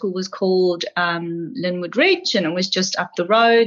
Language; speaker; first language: English; native; English